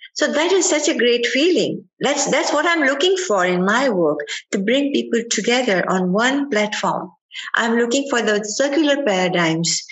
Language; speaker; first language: English; non-native, local second language; Sindhi